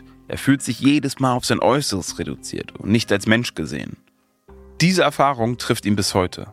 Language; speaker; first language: German; native; German